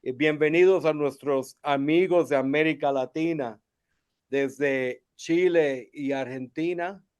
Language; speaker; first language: Spanish; non-native, fluent; English